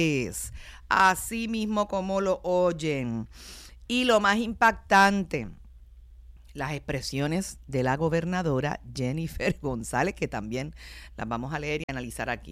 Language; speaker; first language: Spanish; native; Spanish